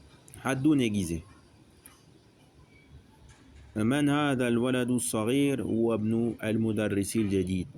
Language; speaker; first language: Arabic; non-native, fluent; French